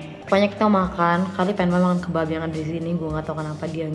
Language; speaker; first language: Indonesian; early bilingual, heritage; Indonesian